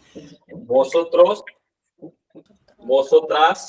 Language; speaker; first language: Spanish; non-native, fluent; Hindi